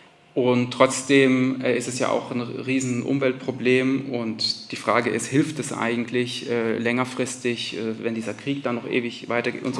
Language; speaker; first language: German; native; German